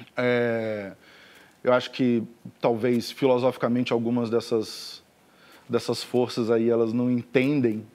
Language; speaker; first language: Portuguese; native; Portuguese